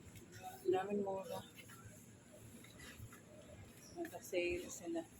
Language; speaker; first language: Filipino; native; Filipino